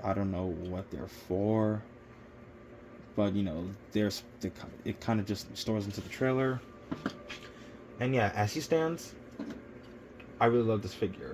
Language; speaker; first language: English; native; English